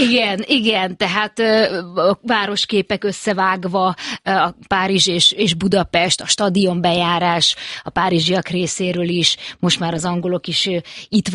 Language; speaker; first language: Hungarian; native; Hungarian